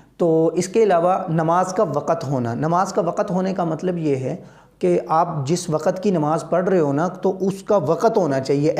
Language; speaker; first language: Urdu; non-native, local second language; Punjabi